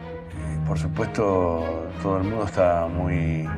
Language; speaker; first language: Spanish; native; Spanish